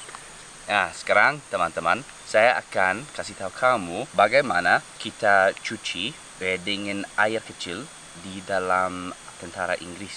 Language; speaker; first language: Indonesian; non-native, learner; English